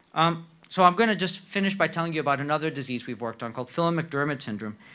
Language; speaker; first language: English; non-native, fluent; Spanish